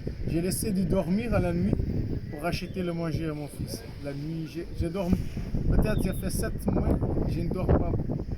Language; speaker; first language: French; non-native, fluent; Kabuverdianu